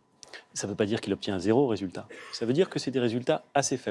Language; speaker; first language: French; native; French